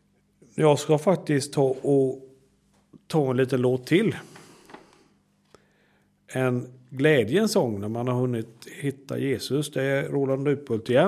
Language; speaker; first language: Swedish; native; Swedish